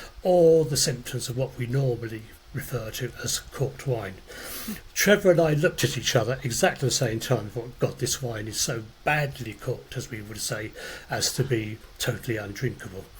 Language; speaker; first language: English; native; English